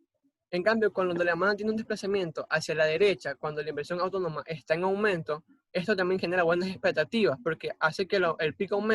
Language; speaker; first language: Spanish; native; Spanish